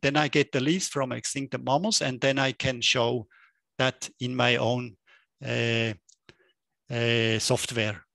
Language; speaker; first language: English; non-native, fluent; German